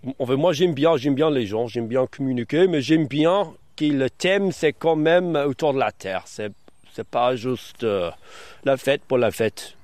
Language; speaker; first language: French; early bilingual, other home language; English